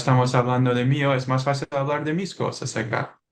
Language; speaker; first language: Spanish; non-native, learner; English